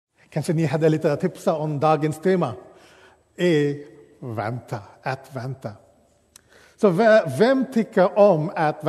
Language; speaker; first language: Swedish; non-native, fluent; English